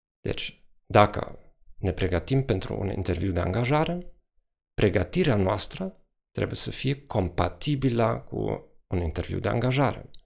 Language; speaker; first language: Romanian; non-native, fluent; German